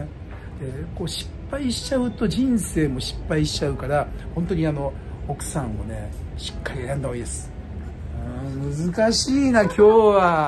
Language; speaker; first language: Japanese; native; Japanese